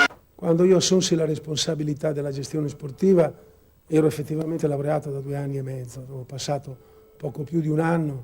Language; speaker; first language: Italian; native; Italian